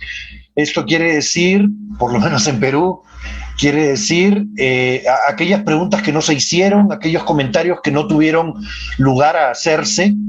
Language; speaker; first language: Spanish; native; Spanish